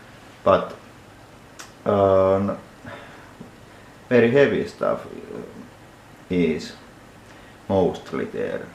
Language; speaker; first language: English; non-native, fluent; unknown